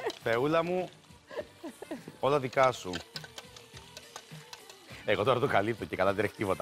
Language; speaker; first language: Greek; native; Greek